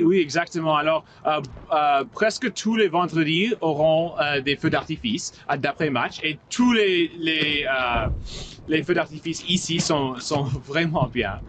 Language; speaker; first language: French; non-native, local second language; English